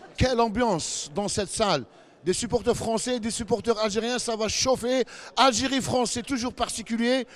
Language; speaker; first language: French; non-native, local second language; Arabic